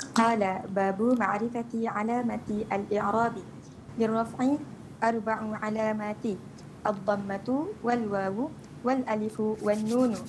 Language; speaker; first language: Arabic; non-native, learner; Malay